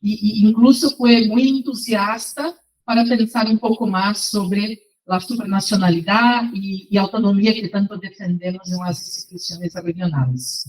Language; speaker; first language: Spanish; non-native, fluent; Portuguese